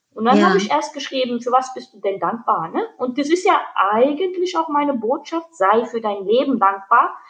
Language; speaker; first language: German; early bilingual, other home language; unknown